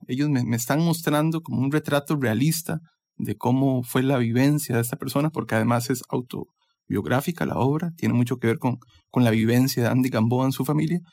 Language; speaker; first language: Spanish; native; Spanish